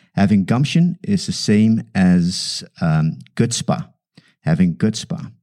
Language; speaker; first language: English; non-native, fluent; Dutch